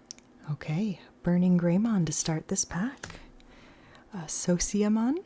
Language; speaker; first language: English; native; English